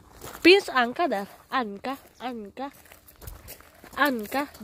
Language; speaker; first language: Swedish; non-native, learner; Filipino